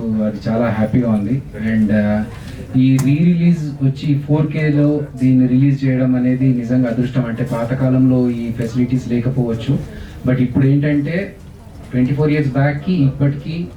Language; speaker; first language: Telugu; native; Telugu